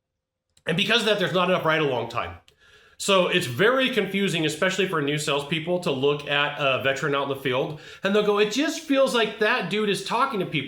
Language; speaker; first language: English; native; English